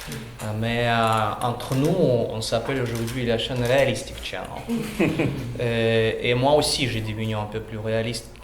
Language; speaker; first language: French; non-native, learner; Russian